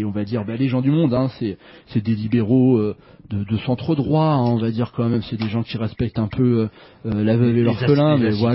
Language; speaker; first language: French; native; French